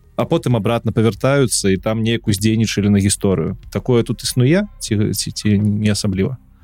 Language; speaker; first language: Belarusian; non-native, local second language; Russian